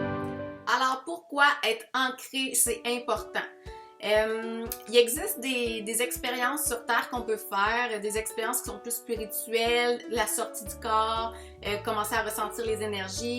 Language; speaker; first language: French; native; French